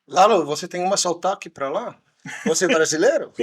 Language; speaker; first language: Portuguese; non-native, learner; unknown